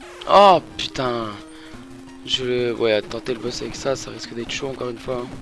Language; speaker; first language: French; native; French